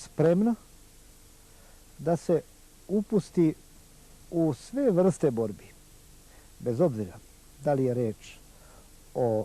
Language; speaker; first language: Bosnian; native; Bosnian